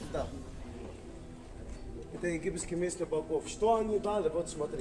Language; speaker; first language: Russian; non-native, learner; Arabic